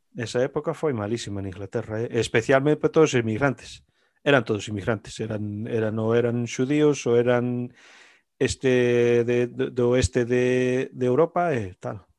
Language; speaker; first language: Galician; native; Galician